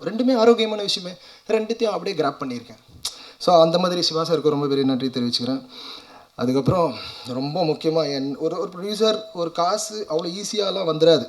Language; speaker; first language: Tamil; native; Tamil